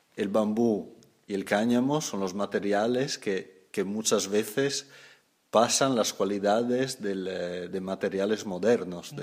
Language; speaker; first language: Spanish; non-native, fluent; Italian